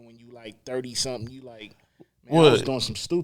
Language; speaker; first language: English; native; English